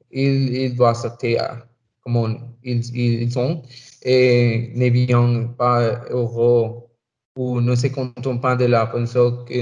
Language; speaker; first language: French; non-native, learner; Spanish